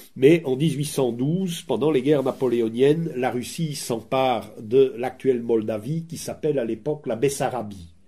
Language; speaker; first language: French; native; French